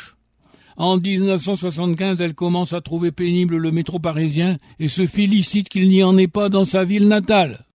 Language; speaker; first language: French; native; French